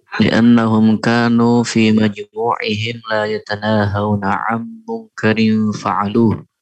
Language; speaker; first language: Arabic; non-native, learner; Indonesian